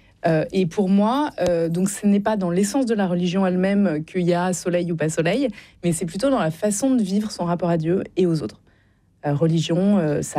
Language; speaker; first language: French; native; French